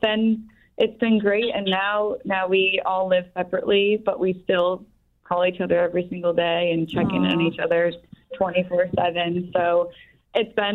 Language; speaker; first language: English; native; English